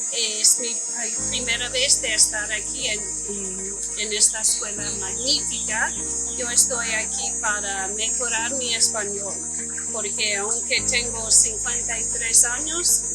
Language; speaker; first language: Spanish; non-native, fluent; English